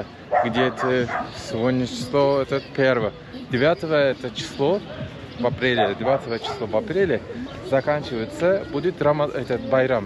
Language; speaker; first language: Russian; non-native, learner; Turkish